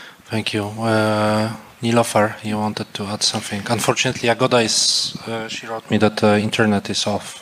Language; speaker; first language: English; non-native, fluent; Polish